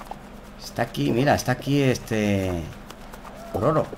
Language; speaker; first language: Spanish; native; Spanish